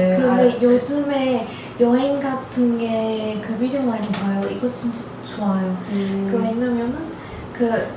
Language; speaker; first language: Korean; non-native, learner; Turkish